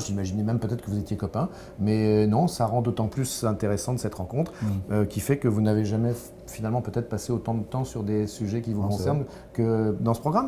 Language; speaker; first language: French; native; French